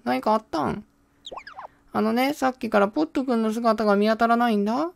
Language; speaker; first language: Japanese; native; Japanese